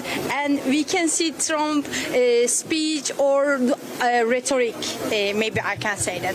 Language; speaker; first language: English; non-native, fluent; Turkish